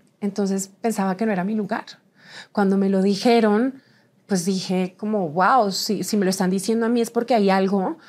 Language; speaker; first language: Spanish; native; Spanish